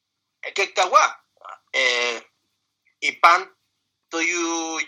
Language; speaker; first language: Japanese; non-native, fluent; Spanish